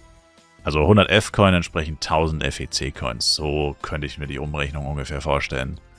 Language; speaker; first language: German; native; German